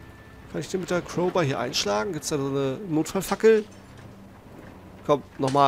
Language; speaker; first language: German; native; German